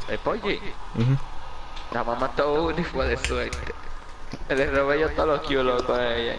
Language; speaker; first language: Spanish; native; Spanish